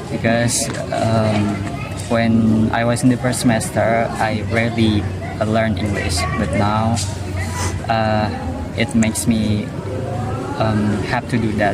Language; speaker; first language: English; non-native, learner; Indonesian